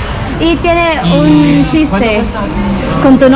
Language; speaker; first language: Spanish; non-native, learner; Filipino